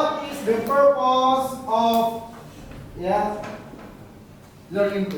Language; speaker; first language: English; non-native, learner; Indonesian